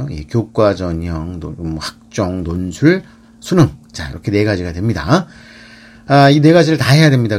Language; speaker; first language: Korean; native; Korean